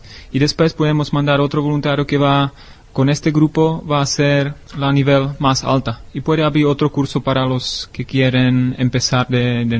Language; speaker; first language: Spanish; non-native, learner; Czech